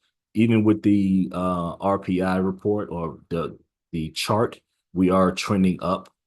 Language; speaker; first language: English; native; English